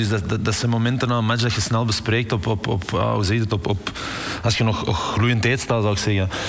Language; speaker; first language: Dutch; native; Dutch